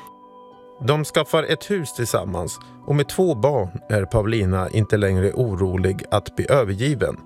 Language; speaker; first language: Swedish; native; Swedish